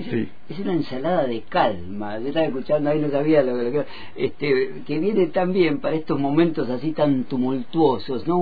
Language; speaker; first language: Spanish; native; Spanish